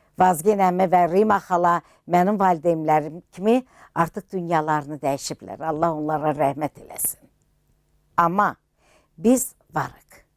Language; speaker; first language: Azerbaijani; native; Azerbaijani